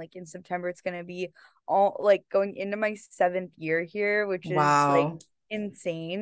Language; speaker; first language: English; native; English